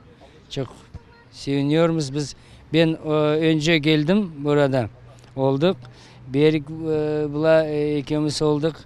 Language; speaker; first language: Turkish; non-native, learner; Kazakh